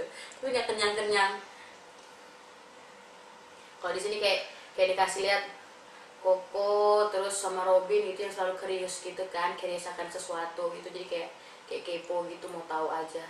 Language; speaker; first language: Indonesian; native; Indonesian